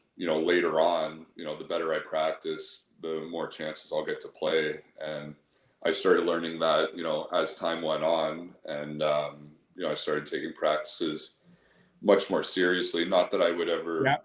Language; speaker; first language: English; native; English